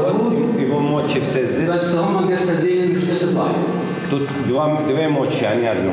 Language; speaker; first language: Russian; non-native, learner; Arabic